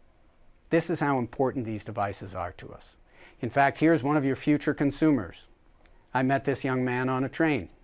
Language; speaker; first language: English; native; English